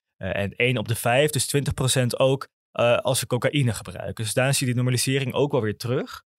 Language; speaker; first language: Dutch; native; Dutch